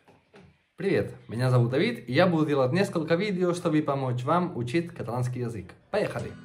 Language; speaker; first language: Russian; non-native, fluent; Catalan